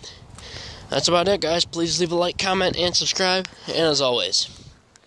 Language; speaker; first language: English; native; English